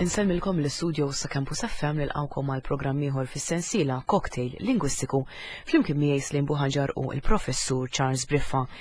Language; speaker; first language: Maltese; native; Maltese